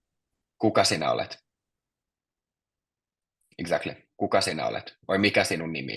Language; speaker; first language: Finnish; non-native, fluent; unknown